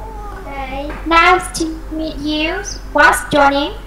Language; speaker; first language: English; non-native, fluent; Vietnamese